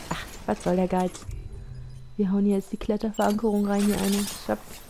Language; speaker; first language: German; native; German